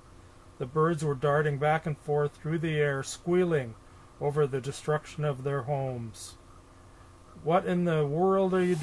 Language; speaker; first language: English; native; English